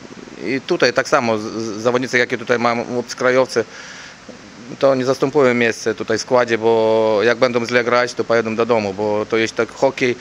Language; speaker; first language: Polish; non-native, learner; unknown